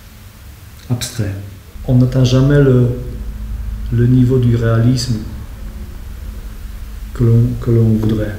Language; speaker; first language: French; non-native, fluent; Polish